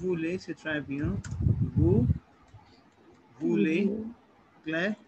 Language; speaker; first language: French; non-native, fluent; Hindi